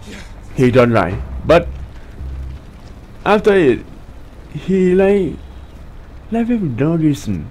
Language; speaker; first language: English; non-native, learner; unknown